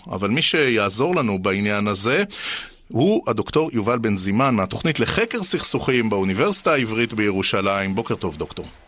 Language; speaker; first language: Hebrew; native; Hebrew